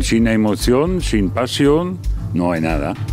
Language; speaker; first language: Spanish; non-native, fluent; Dutch